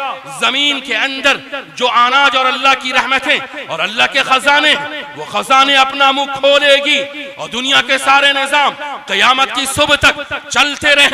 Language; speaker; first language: Urdu; native; Urdu